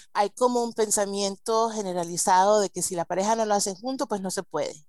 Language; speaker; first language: Spanish; early bilingual, heritage; Spanish